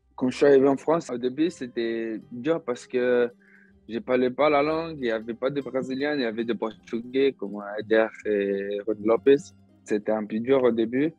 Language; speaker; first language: French; non-native, learner; Portuguese